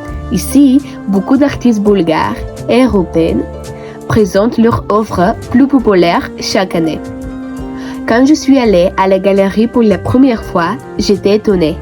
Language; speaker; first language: French; non-native, learner; Bulgarian